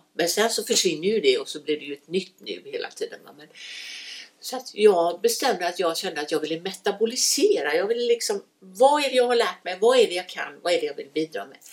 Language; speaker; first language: Swedish; native; Swedish